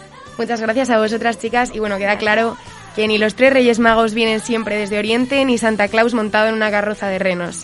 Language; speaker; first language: Spanish; native; Spanish